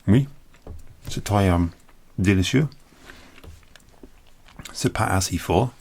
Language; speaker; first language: French; non-native, learner; English